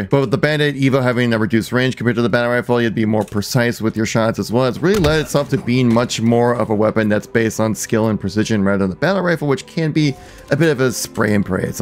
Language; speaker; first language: English; native; English